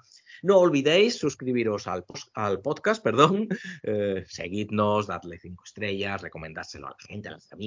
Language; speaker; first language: Spanish; native; Spanish